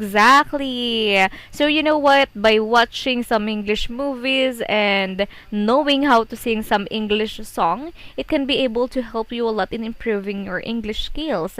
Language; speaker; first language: English; non-native, fluent; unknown